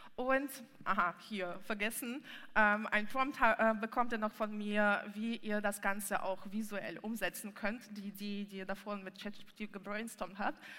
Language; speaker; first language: German; non-native, fluent; Russian